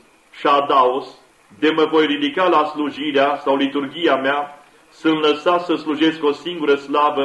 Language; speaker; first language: Romanian; native; Romanian